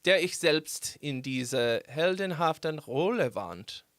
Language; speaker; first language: German; non-native, learner; English